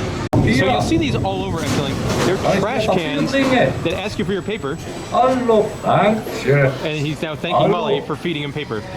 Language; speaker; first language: English; native; English